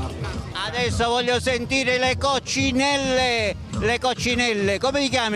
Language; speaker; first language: Italian; native; Italian